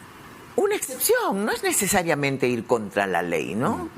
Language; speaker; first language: Spanish; native; Spanish